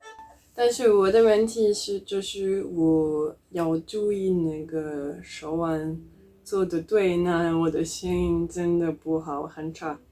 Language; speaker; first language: Chinese; non-native, learner; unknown